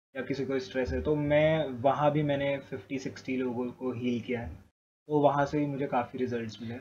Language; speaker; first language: Hindi; native; Hindi